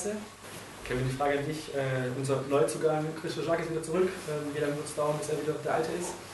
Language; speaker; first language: German; native; German